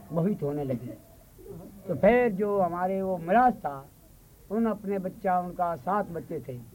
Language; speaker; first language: Hindi; non-native, local second language; Marwari